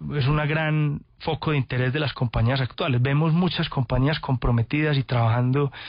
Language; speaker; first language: Spanish; native; Spanish